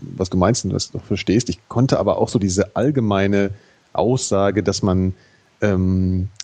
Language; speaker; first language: German; native; German